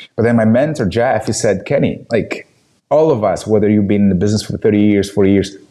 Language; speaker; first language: English; non-native, fluent; Portuguese